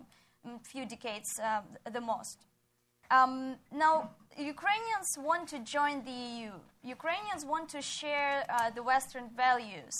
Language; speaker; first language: English; non-native, fluent; Ukrainian